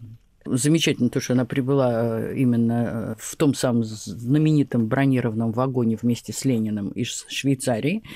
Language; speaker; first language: Russian; native; Russian